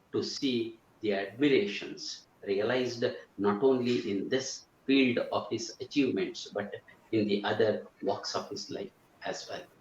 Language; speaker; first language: English; non-native, local second language; Kannada